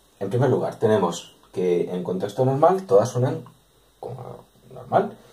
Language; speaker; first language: Spanish; native; Spanish